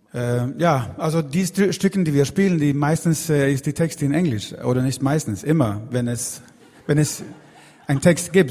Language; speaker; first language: German; non-native, learner; Swedish